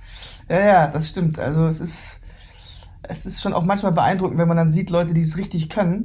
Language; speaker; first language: German; native; German